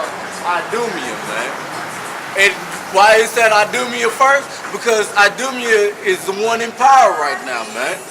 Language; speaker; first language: English; native; English